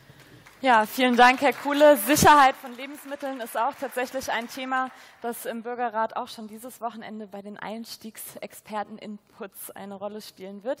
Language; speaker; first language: German; native; German